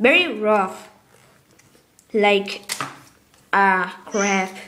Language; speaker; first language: English; non-native, learner; Spanish